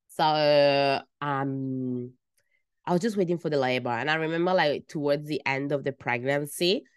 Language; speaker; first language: English; non-native, fluent; Italian